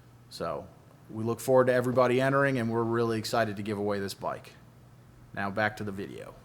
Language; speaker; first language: English; native; English